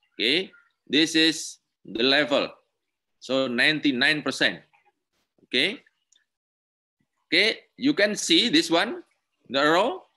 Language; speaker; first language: English; non-native, learner; Indonesian